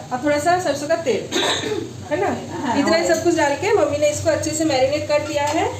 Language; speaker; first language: Hindi; non-native, local second language; Bangla